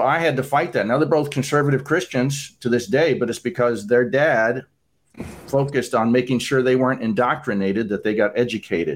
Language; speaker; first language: English; native; English